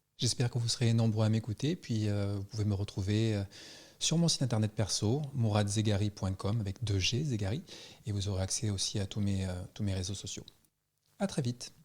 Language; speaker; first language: French; native; French